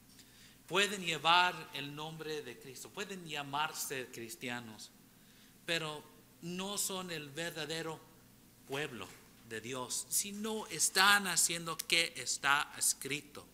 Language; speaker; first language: Spanish; early bilingual, heritage; English